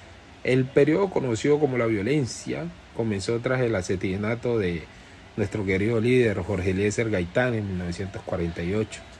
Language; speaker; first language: Spanish; native; Spanish